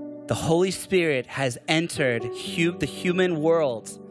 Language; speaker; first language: English; native; English